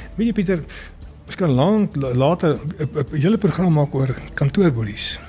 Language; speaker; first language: Afrikaans; early bilingual, other home language; English